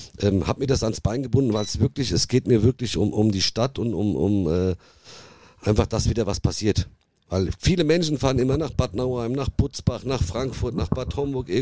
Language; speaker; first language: German; early bilingual, other home language; Italian